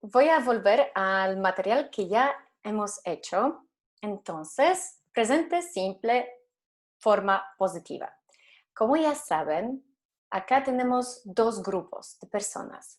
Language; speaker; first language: Spanish; non-native, fluent; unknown